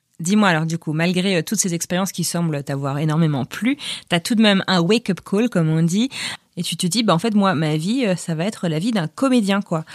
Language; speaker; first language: French; native; French